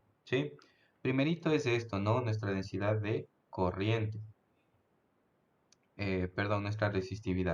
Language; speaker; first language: Spanish; native; Spanish